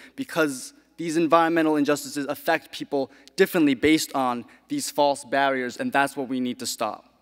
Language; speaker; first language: English; native; English